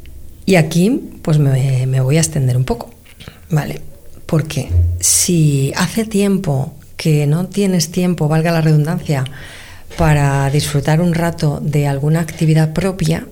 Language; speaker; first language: Spanish; native; Spanish